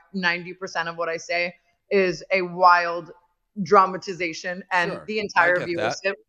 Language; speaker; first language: English; native; English